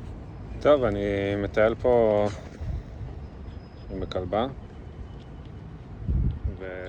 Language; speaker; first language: Hebrew; early bilingual, other home language; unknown